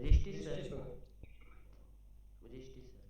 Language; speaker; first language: German; non-native, learner; Hindi